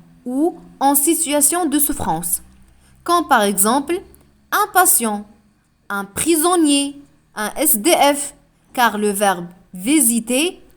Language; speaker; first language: French; non-native, local second language; Arabic